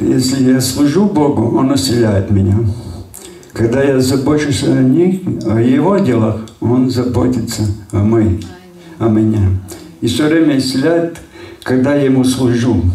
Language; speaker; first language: Russian; non-native, local second language; Latvian